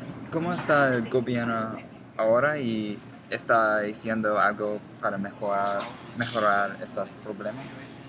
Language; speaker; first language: Spanish; non-native, learner; English